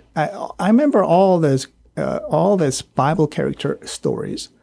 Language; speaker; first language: English; non-native, fluent; Korean